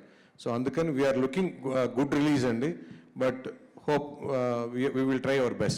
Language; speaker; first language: Telugu; native; Telugu